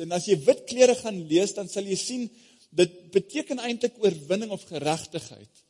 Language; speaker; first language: Afrikaans; non-native, fluent; English